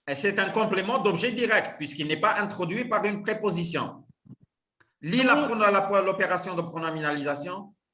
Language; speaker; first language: French; non-native, local second language; Arabic